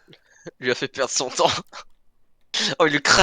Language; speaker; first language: French; native; French